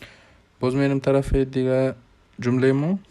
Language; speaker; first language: Persian; non-native, fluent; Hindi